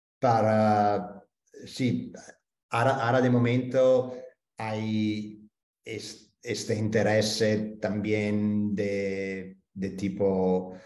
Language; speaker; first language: Spanish; non-native, fluent; Italian